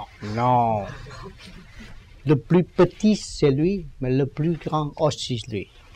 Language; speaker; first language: French; non-native, learner; Vietnamese